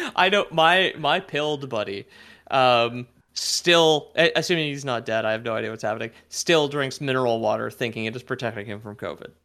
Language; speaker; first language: English; native; English